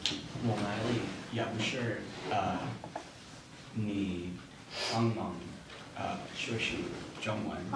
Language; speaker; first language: Chinese; non-native, learner; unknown